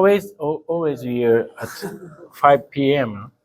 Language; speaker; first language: English; non-native, fluent; Japanese